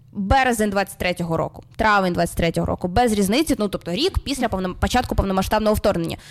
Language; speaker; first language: Ukrainian; non-native, local second language; Russian